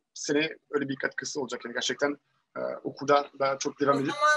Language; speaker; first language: Turkish; non-native, fluent; French